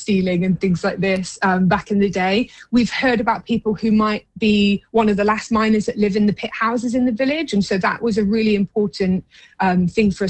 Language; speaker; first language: English; native; English